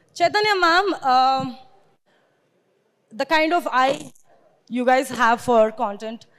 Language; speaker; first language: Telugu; non-native, learner; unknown